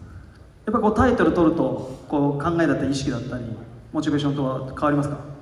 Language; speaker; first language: Japanese; native; Japanese